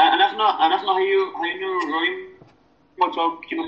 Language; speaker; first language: Hebrew; non-native, fluent; English